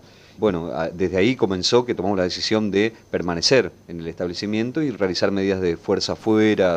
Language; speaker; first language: Spanish; native; Spanish